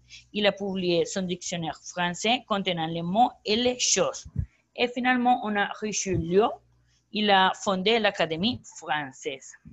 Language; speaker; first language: French; non-native, learner; Spanish